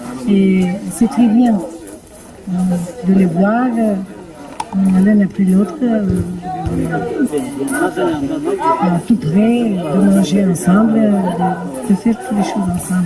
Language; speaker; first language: French; non-native, fluent; Bulgarian